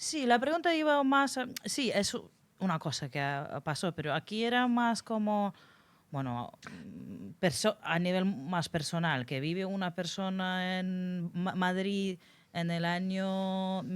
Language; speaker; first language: Spanish; non-native, fluent; Russian